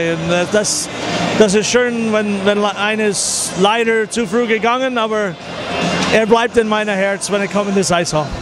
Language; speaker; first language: German; non-native, fluent; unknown